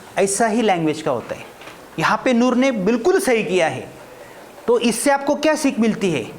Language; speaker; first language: Hindi; non-native, local second language; Marathi